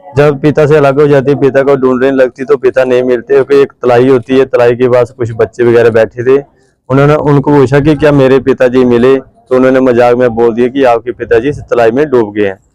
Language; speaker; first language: Hindi; non-native, local second language; Dogri